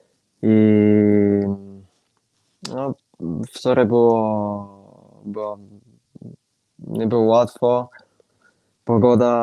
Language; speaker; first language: Polish; non-native, fluent; Italian